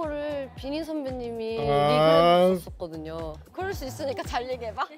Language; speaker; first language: Korean; non-native, learner; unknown